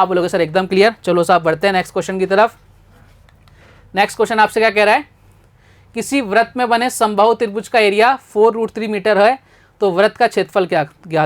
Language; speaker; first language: Hindi; native; Hindi